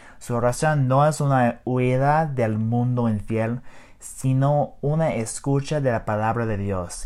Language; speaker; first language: Spanish; non-native, learner; English